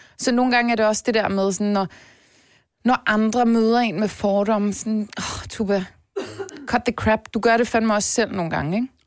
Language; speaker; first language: Danish; early bilingual, other home language; Turkish